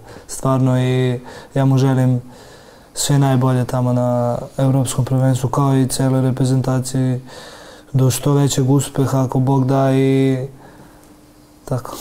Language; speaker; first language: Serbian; early bilingual, heritage; Serbian